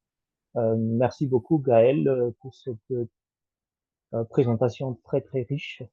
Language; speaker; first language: French; non-native, local second language; Malagasy